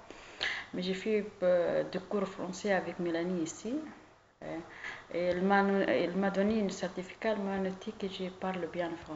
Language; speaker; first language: French; non-native, learner; Arabic